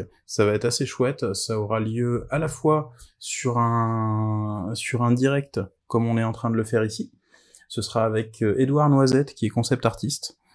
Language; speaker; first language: French; native; French